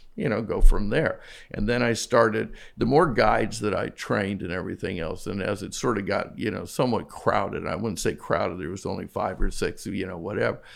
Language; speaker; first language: English; native; English